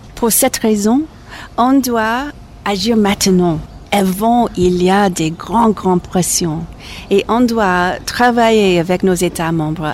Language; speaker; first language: French; non-native, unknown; English